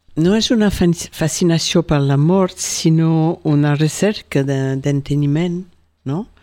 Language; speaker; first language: Catalan; non-native, local second language; French